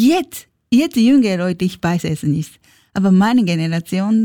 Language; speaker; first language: German; non-native, learner; Japanese